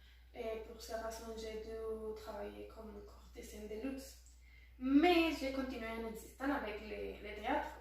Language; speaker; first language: French; non-native, learner; Spanish